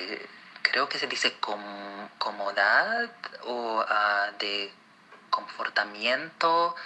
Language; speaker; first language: Spanish; non-native, fluent; Arabic